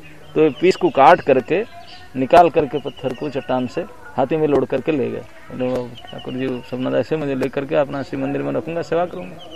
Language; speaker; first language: Hindi; non-native, local second language; Odia